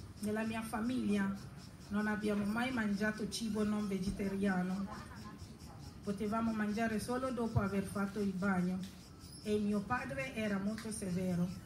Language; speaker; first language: Italian; non-native, fluent; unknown